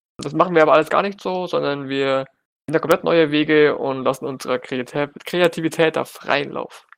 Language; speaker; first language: German; native; German